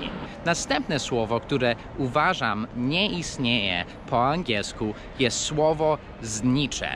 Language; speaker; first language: Polish; early bilingual, heritage; Polish